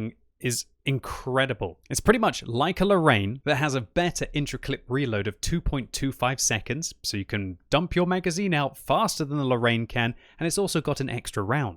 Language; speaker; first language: English; native; English